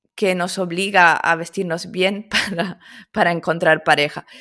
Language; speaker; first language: Spanish; early bilingual, other home language; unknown